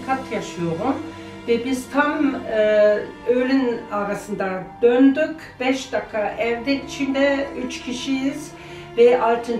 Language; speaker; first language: Turkish; non-native, learner; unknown